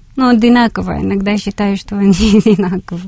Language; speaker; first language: Russian; non-native, learner; Arabic